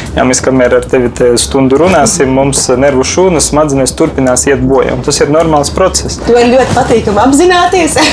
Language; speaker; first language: Latvian; non-native, local second language; Russian